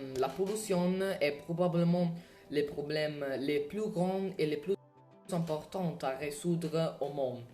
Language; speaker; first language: French; non-native, learner; Italian